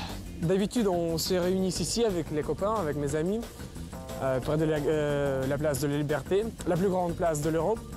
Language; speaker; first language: French; non-native, fluent; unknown